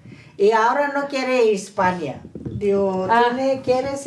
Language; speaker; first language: Spanish; non-native, fluent; Bulgarian